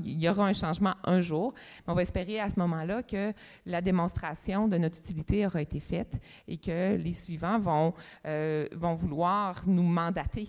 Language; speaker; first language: French; native; French